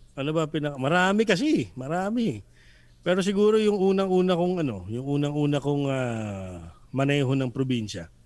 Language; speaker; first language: Filipino; native; Filipino